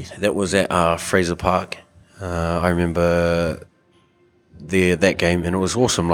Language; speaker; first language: English; native; English